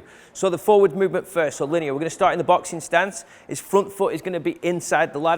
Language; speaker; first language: English; native; English